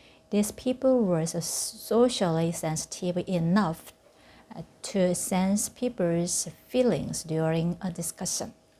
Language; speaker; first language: English; non-native, fluent; Korean